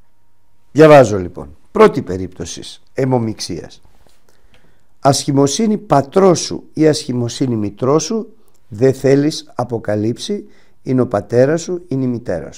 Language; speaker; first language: Greek; native; Greek